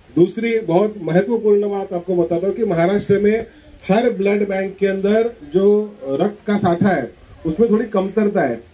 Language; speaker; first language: Hindi; non-native, local second language; Marathi